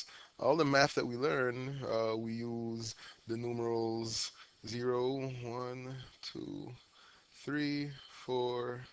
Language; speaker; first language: English; native; English